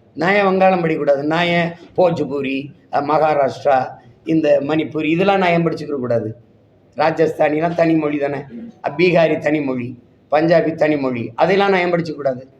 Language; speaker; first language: Tamil; native; Tamil